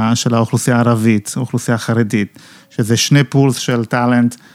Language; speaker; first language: Hebrew; non-native, fluent; Italian